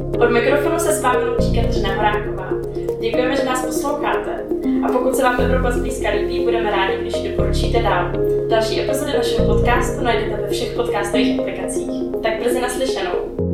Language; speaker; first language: Czech; native; Czech